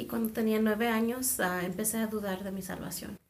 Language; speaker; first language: Spanish; non-native, fluent; English